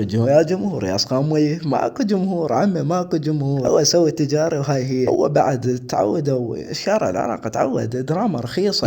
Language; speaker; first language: Arabic; native; Arabic